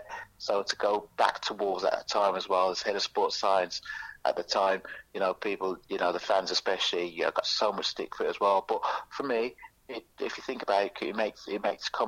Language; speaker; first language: English; native; English